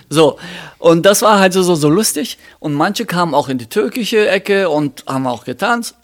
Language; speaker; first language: German; early bilingual, other home language; Turkish